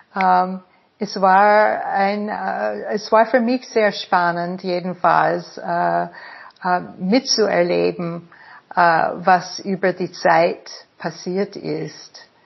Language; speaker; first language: German; non-native, fluent; English